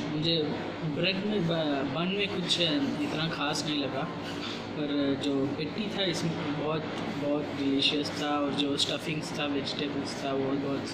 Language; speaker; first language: Hindi; non-native, local second language; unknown